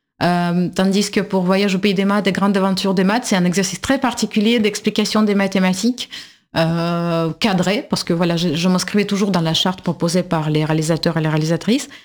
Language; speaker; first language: French; non-native, fluent; Russian